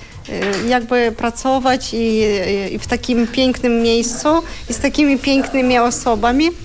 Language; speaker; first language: Polish; non-native, learner; Ukrainian